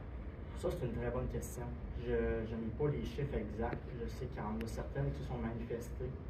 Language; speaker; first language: French; native; French